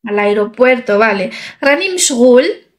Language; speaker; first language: Spanish; non-native, fluent; Arabic